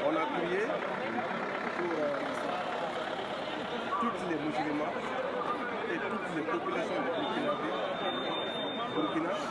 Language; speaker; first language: French; non-native, local second language; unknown